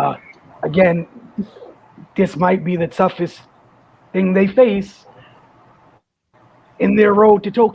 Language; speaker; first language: English; native; English